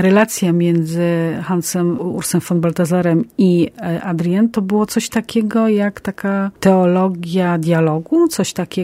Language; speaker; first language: Polish; native; Polish